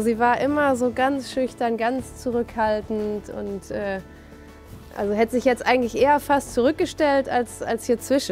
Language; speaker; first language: German; native; German